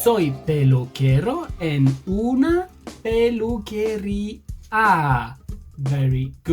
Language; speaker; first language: Spanish; non-native, fluent; English